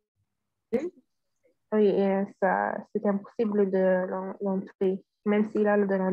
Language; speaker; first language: French; non-native, learner; Arabic